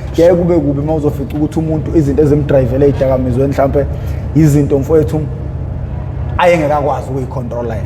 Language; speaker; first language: Zulu; native; Zulu